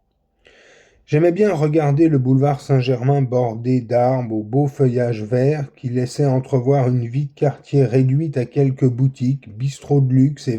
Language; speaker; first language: French; native; French